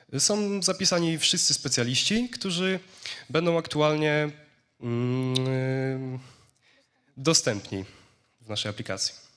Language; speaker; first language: Polish; native; Polish